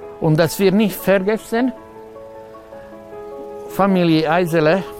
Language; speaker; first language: German; non-native, learner; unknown